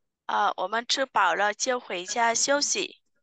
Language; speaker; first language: Chinese; non-native, fluent; Vietnamese